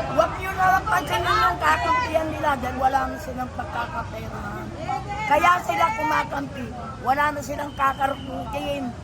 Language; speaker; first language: Filipino; non-native, local second language; Iloko